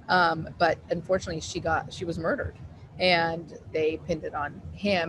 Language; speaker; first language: English; native; English